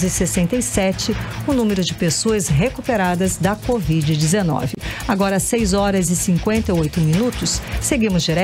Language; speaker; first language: Portuguese; native; Portuguese